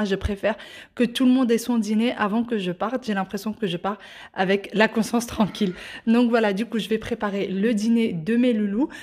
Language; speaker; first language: French; native; French